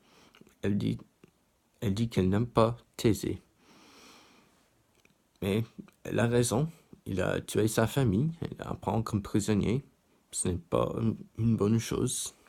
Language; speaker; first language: French; non-native, learner; English